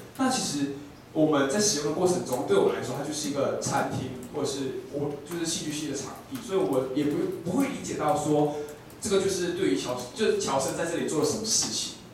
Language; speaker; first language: Chinese; native; Chinese